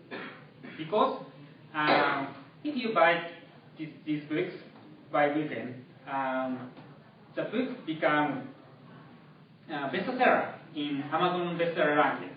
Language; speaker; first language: English; non-native, learner; Japanese